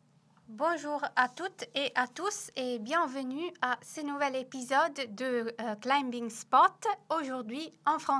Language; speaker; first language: French; non-native, fluent; Italian